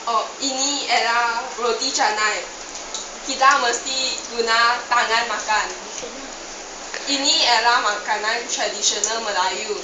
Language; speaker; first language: Indonesian; non-native, learner; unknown